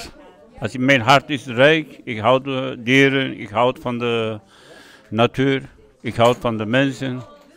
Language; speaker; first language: Dutch; non-native, learner; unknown